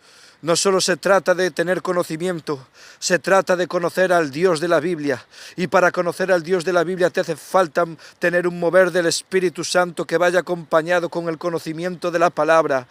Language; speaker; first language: Spanish; native; Spanish